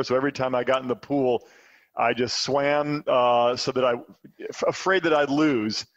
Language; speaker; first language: English; native; English